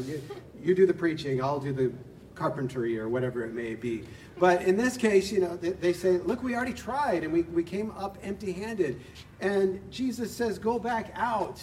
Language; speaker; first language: English; native; English